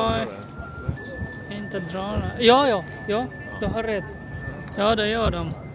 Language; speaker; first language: Swedish; non-native, local second language; Tigrinya